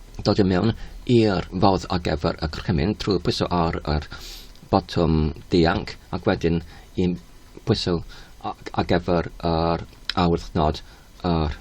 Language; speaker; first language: Welsh; non-native, learner; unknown